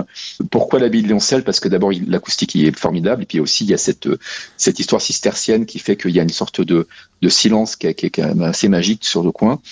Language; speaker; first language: French; native; French